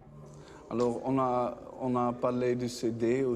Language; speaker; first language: French; non-native, learner; Dutch